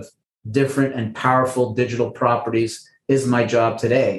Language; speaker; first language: English; native; English